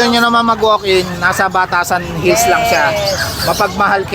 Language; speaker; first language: Filipino; native; Filipino